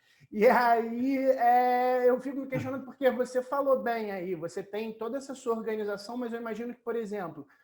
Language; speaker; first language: Portuguese; native; Portuguese